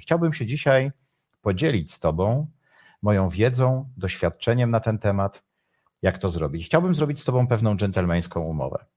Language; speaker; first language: Polish; native; Polish